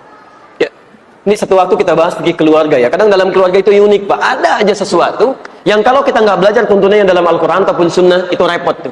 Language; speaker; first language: Indonesian; native; Indonesian